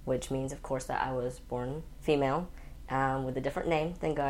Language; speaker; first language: English; native; English